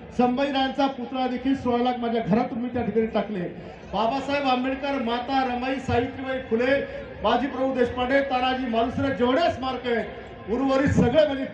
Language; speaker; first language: Marathi; native; Marathi